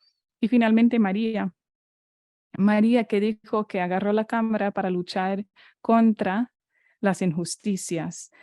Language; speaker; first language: Spanish; non-native, fluent; English